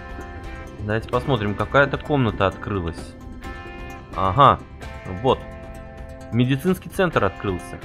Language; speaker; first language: Russian; native; Russian